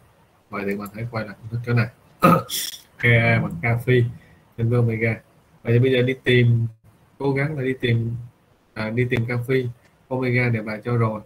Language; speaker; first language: Vietnamese; native; Vietnamese